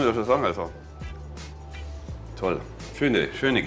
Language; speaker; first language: German; native; German